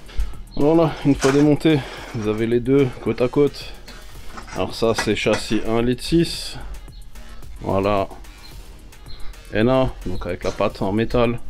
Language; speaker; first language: French; native; French